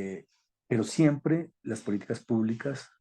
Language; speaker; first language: Spanish; native; Spanish